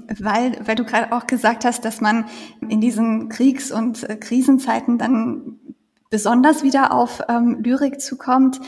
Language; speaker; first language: German; native; German